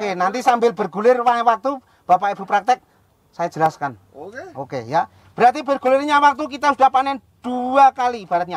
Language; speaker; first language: Indonesian; non-native, local second language; Javanese